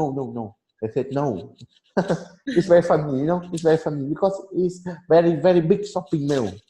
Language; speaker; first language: English; non-native, learner; Vietnamese